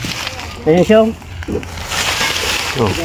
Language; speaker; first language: Filipino; native; Filipino